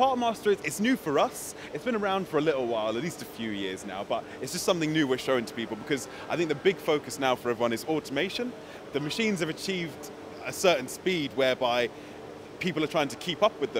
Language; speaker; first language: English; native; English